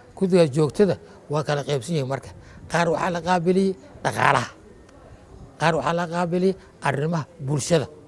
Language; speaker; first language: Somali; non-native, local second language; Maay